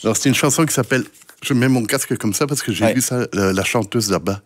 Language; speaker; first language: French; native; French